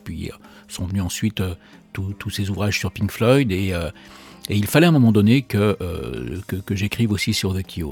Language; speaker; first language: French; native; French